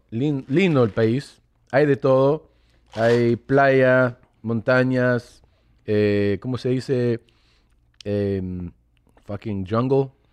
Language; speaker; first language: Spanish; early bilingual, heritage; English